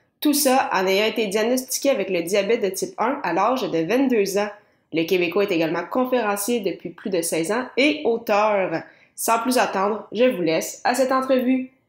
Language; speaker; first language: French; native; French